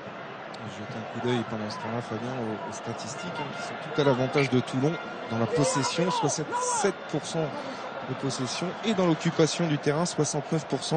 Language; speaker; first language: French; native; French